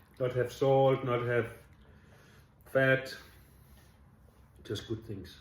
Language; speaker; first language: English; non-native, learner; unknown